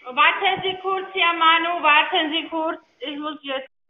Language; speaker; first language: German; non-native, learner; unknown